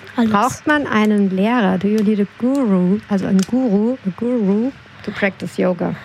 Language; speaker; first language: German; native; German